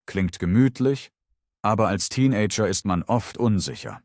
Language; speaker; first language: German; native; German